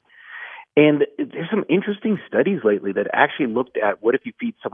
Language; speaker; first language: English; native; English